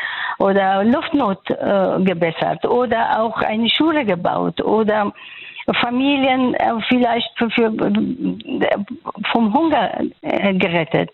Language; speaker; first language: German; non-native, fluent; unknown